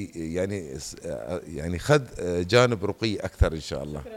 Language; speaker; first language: Arabic; native; Arabic